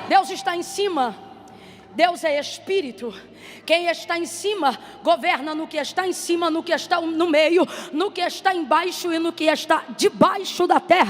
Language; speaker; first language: Portuguese; native; Portuguese